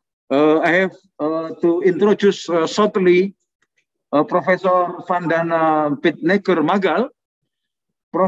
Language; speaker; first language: English; non-native, fluent; Indonesian